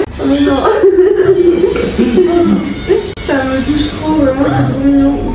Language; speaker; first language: French; native; French